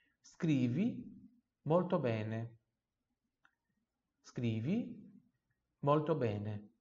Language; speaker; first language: Italian; non-native, fluent; Portuguese